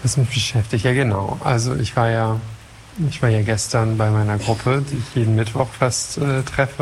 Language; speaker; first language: German; non-native, fluent; French